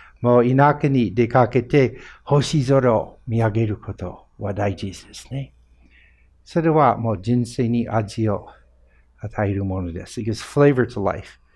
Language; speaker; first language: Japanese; non-native, fluent; English